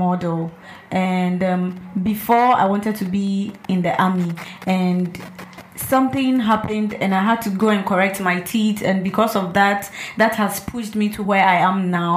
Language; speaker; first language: English; non-native, local second language; Ewe